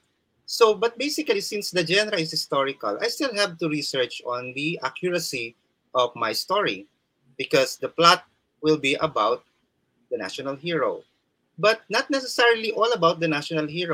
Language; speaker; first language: English; non-native, local second language; Waray